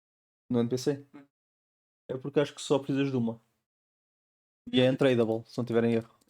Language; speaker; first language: Portuguese; native; Portuguese